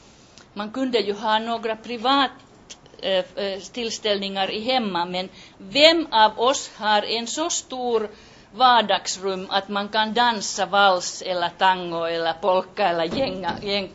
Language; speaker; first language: Swedish; non-native, local second language; Finnish